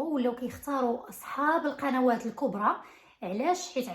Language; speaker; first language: Arabic; native; Arabic